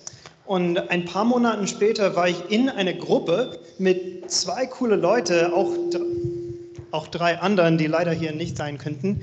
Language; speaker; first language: German; non-native, learner; English